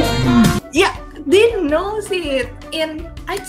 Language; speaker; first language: English; non-native, learner; Indonesian